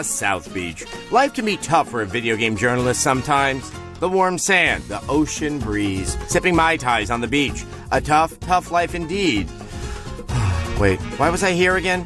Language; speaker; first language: English; native; English